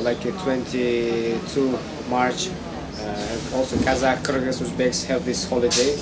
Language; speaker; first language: English; non-native, learner; Kazakh